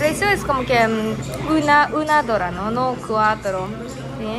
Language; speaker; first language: Spanish; non-native, learner; Japanese